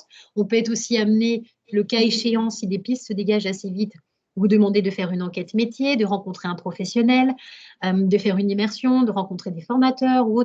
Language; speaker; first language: French; native; French